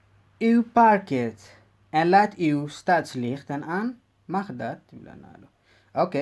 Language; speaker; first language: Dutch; non-native, learner; Tigrinya